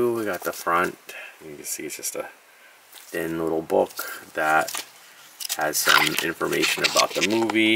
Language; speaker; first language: English; native; English